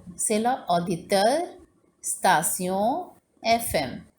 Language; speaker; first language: French; non-native, learner; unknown